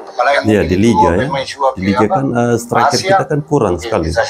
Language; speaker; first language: Indonesian; native; Indonesian